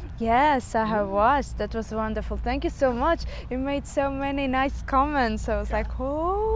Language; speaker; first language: English; non-native, fluent; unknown